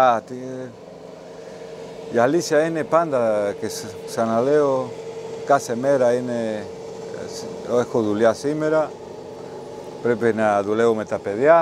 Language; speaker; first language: Greek; non-native, learner; Spanish